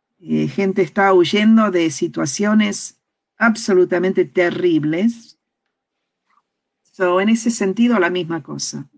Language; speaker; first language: Spanish; early bilingual, heritage; Spanish